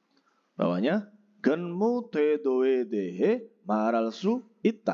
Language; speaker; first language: Korean; non-native, fluent; Indonesian